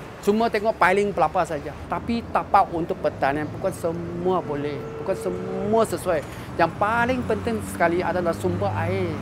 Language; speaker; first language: Malay; non-native, local second language; Chinese